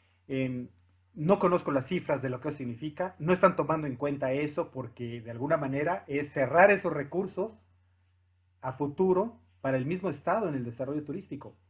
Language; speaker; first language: Spanish; native; Spanish